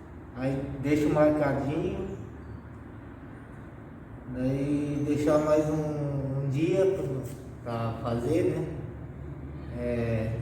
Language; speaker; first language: Portuguese; non-native, local second language; Guarani